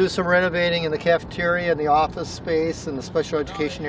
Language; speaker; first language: English; native; English